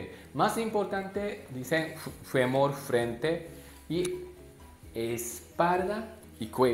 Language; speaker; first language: Spanish; non-native, learner; Japanese